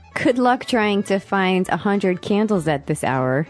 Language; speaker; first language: English; native; English